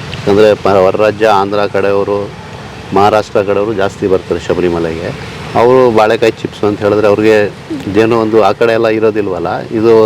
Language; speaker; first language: Kannada; native; Kannada